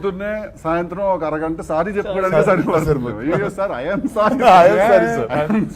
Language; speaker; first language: Telugu; native; Telugu